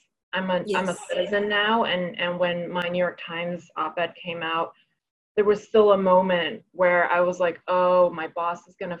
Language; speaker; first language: English; early bilingual, other home language; Chinese